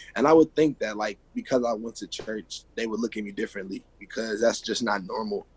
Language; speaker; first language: English; native; English